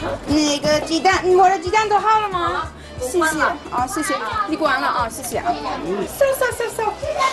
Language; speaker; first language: Chinese; non-native, fluent; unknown